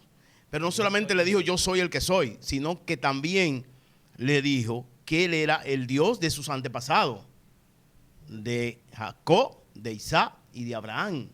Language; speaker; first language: Spanish; native; Spanish